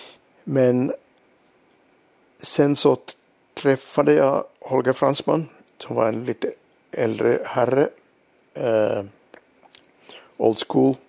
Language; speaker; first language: Swedish; non-native, local second language; Finnish